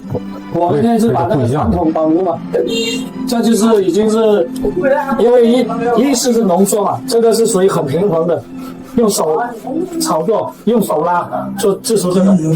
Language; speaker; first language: Chinese; native; Chinese